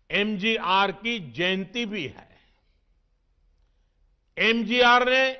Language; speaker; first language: Hindi; non-native, local second language; Gujarati